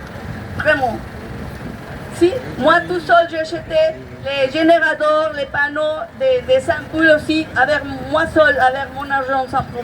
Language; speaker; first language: French; non-native, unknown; Spanish